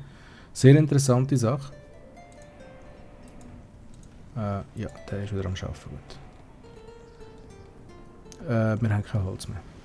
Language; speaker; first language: German; native; German